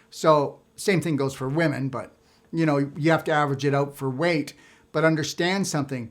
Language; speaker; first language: English; native; English